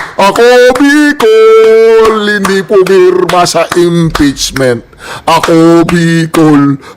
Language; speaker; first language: Filipino; native; Filipino